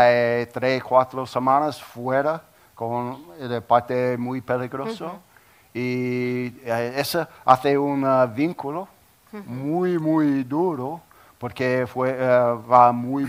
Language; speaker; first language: Spanish; non-native, learner; English